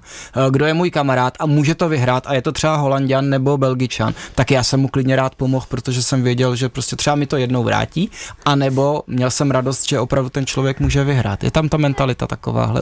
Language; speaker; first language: Czech; native; Czech